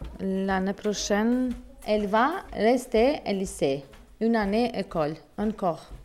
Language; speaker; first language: French; non-native, learner; Albanian